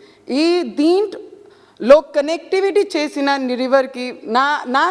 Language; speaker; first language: Telugu; non-native, learner; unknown